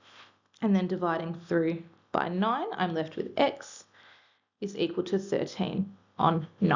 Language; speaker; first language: English; native; English